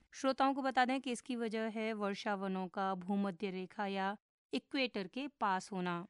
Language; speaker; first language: Hindi; native; Hindi